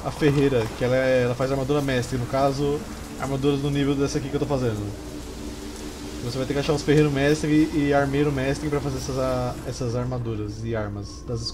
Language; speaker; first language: Portuguese; native; Portuguese